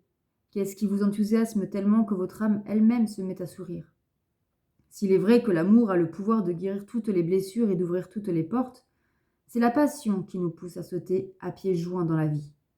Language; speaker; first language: French; native; French